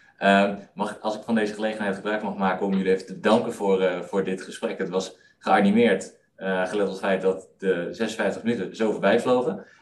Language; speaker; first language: Dutch; native; Dutch